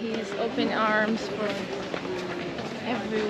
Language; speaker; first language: English; non-native, learner; Portuguese